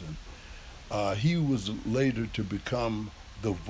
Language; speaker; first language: English; native; English